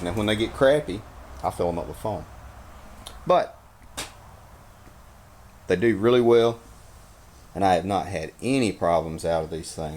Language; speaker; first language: English; native; English